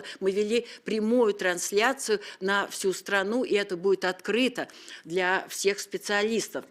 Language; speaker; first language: Russian; native; Russian